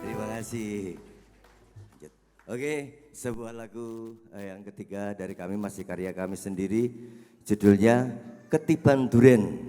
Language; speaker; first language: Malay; non-native, local second language; Javanese